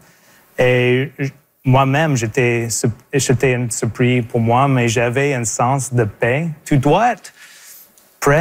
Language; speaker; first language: French; non-native, local second language; English